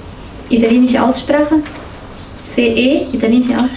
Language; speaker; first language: German; non-native, fluent; Italian